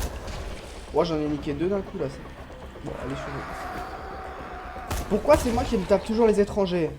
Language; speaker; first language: French; native; French